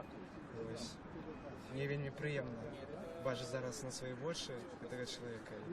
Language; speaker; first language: Belarusian; non-native, local second language; Russian